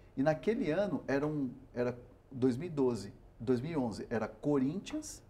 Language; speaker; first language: Portuguese; non-native, local second language; Spanish